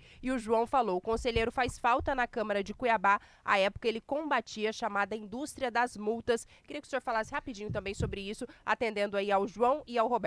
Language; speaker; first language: Portuguese; native; Portuguese